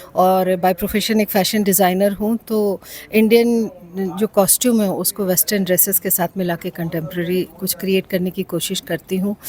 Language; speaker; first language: Hindi; native; Hindi